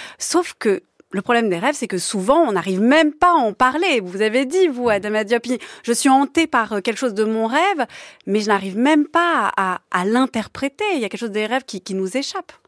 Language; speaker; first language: French; native; French